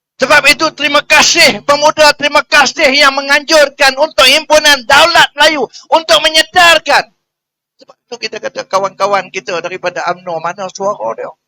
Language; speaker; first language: Malay; native; Malay